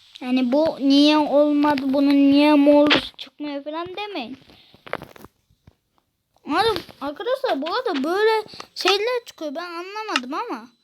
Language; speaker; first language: Turkish; native; Turkish